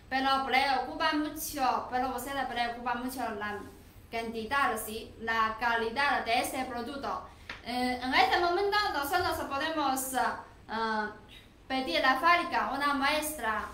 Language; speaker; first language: Spanish; non-native, learner; Chinese